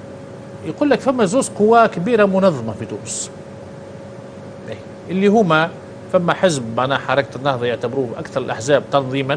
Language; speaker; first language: Arabic; native; Arabic